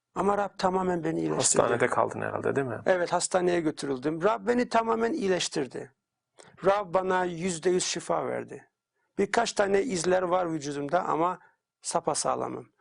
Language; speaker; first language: Turkish; native; Turkish